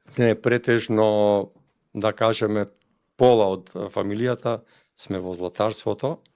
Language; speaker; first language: Macedonian; non-native, local second language; Albanian